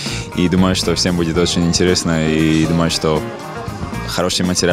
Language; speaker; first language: Russian; non-native, fluent; Latvian